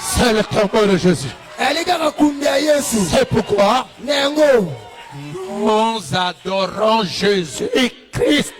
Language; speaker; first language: French; non-native, local second language; Lingala